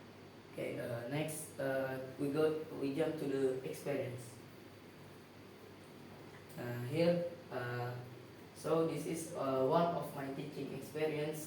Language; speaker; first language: English; non-native, learner; Indonesian